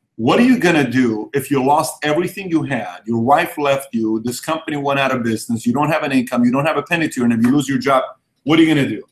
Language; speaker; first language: English; early bilingual, other home language; Persian